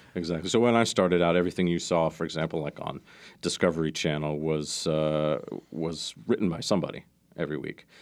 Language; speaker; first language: English; native; English